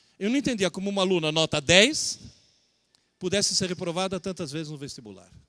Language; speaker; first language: Portuguese; early bilingual, other home language; Italian